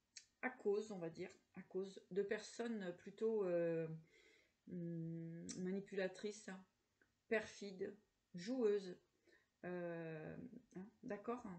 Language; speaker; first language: French; native; French